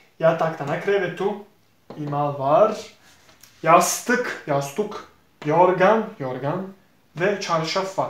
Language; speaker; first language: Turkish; non-native, fluent; Bosnian